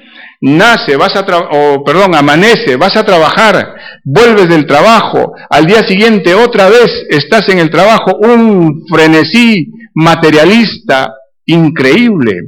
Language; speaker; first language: Spanish; native; Spanish